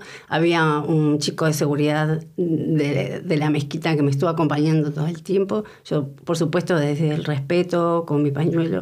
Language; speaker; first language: Spanish; native; Spanish